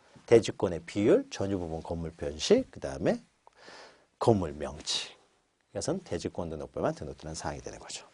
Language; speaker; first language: Korean; native; Korean